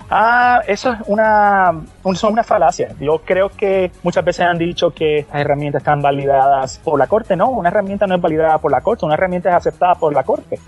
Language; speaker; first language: Spanish; native; Spanish